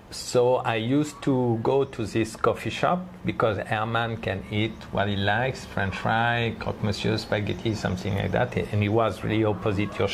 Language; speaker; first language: English; non-native, learner; French